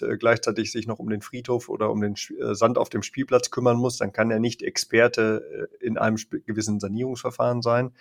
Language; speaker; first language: German; native; German